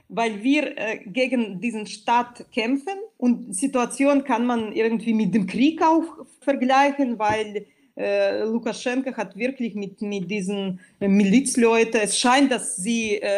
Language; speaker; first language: German; non-native, fluent; Belarusian